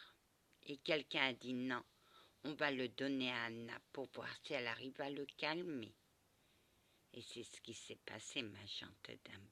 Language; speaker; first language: French; early bilingual, other home language; Portuguese